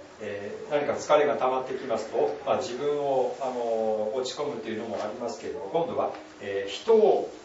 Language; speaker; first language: Japanese; native; Japanese